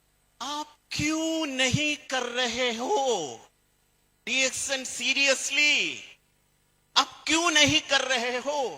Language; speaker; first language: Hindi; non-native, local second language; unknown